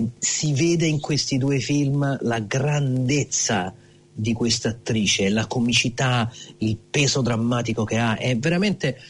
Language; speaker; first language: Italian; early bilingual, heritage; Italian